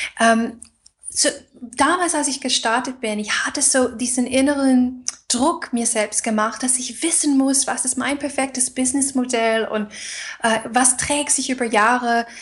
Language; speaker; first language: German; non-native, fluent; English